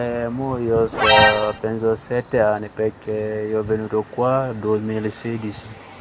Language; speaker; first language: Italian; non-native, learner; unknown